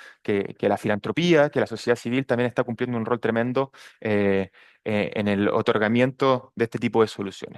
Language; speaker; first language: Spanish; native; Spanish